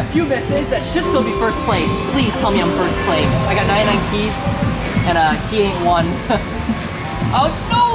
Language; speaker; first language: English; native; English